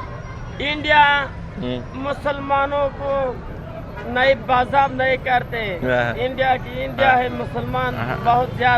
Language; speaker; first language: Hindi; non-native, learner; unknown